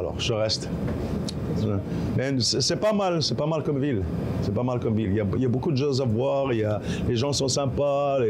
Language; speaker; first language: French; non-native, local second language; Arabic